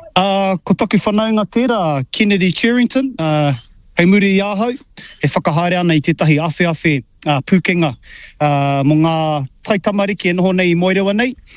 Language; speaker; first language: Māori; native; Māori